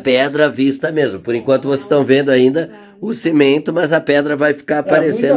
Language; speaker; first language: Portuguese; native; Portuguese